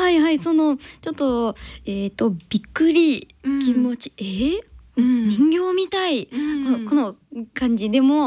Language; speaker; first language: Japanese; non-native, learner; English